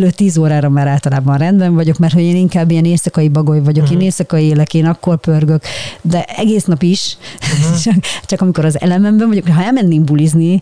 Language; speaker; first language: Hungarian; native; Hungarian